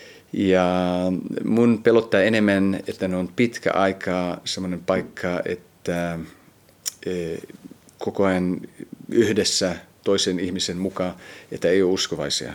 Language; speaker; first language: Finnish; early bilingual, heritage; Finnish